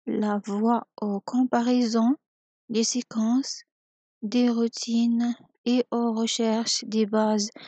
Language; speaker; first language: French; non-native, local second language; Arabic